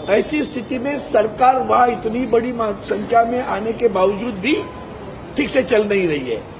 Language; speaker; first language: Hindi; non-native, local second language; Marathi